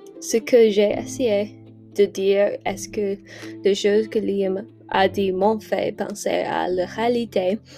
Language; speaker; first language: French; non-native, learner; English